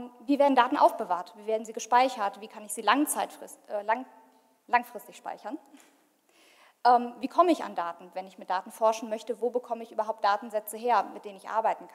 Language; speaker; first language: German; native; German